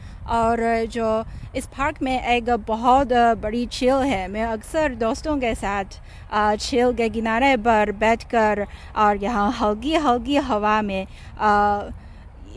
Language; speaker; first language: Hindi; non-native, fluent; Chinese